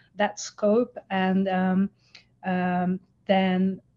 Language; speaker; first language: English; non-native, fluent; Hungarian